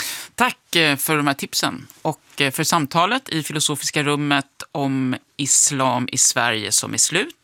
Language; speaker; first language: Swedish; native; Swedish